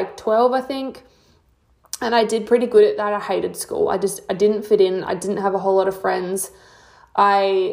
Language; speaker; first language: English; native; English